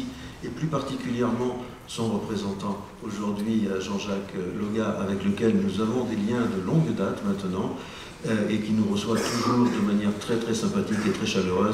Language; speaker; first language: French; native; French